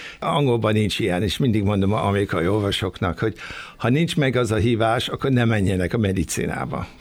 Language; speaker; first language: Hungarian; early bilingual, heritage; Hungarian